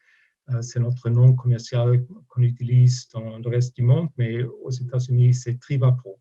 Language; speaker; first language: French; non-native, fluent; German